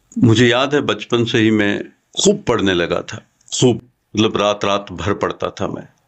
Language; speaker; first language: Hindi; non-native, local second language; Kashmiri